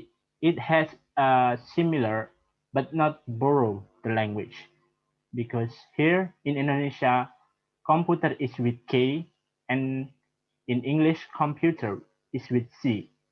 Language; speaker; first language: English; non-native, learner; Indonesian